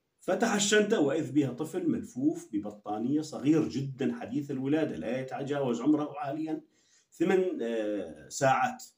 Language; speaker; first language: Arabic; native; Arabic